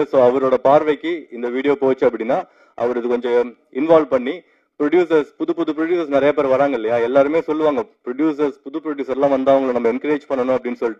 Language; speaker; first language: Tamil; native; Tamil